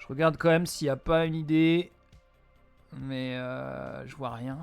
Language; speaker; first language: French; native; French